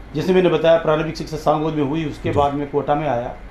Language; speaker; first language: Hindi; native; Hindi